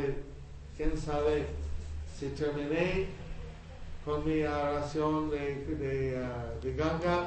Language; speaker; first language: Spanish; non-native, learner; English